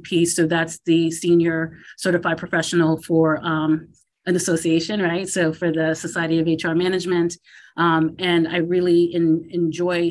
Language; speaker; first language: English; native; English